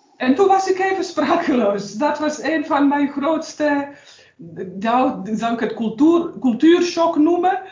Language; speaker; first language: Dutch; non-native, fluent; Bosnian